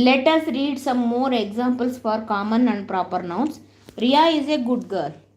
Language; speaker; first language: English; non-native, local second language; Kannada